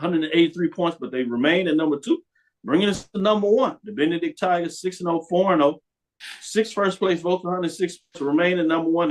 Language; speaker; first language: English; native; English